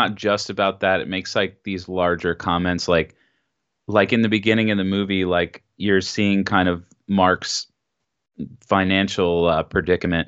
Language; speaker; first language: English; native; English